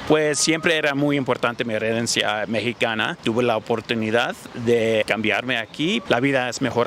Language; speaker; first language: Spanish; early bilingual, heritage; Spanish